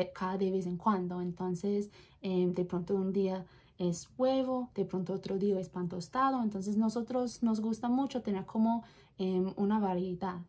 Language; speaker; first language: Spanish; non-native, fluent; English